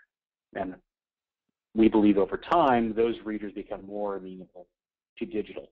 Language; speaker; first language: English; native; English